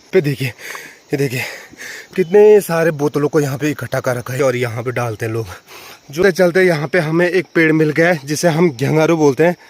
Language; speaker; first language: Hindi; non-native, local second language; Garhwali